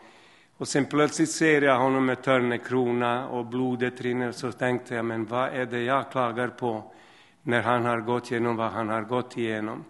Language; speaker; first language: Swedish; non-native, fluent; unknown